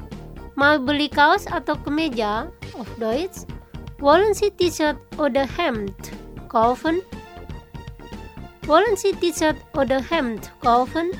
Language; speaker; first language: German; non-native, fluent; Indonesian